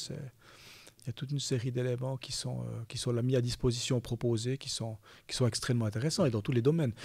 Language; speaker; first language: French; native; French